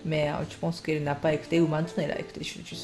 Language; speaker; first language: French; non-native, fluent; Japanese